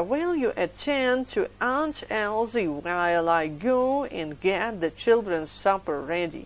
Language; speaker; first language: English; non-native, fluent; Ukrainian